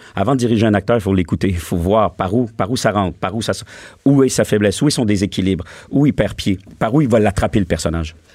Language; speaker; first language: French; native; French